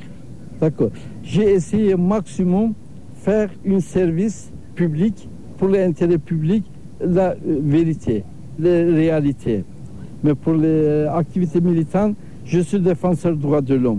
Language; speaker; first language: French; non-native, learner; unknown